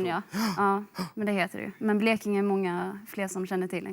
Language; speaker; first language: Swedish; native; Swedish